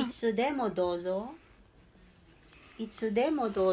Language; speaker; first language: Japanese; non-native, fluent; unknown